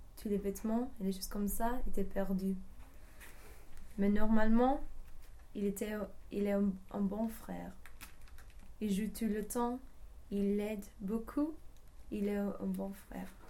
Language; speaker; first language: French; non-native, learner; English